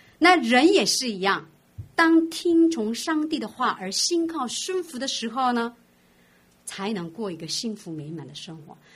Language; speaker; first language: Chinese; non-native, fluent; Korean